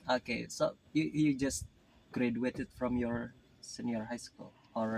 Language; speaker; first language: English; non-native, learner; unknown